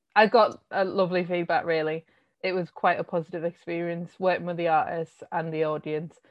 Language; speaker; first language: English; native; English